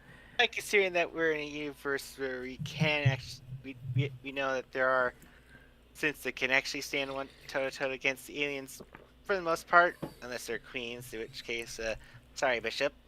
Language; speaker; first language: English; native; English